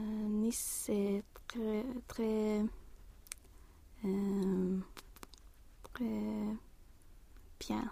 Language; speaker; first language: French; non-native, learner; Swedish